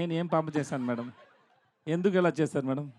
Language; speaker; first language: Telugu; non-native, learner; Tamil